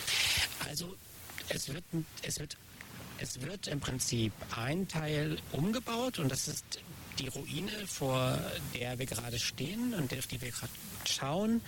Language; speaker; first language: German; native; German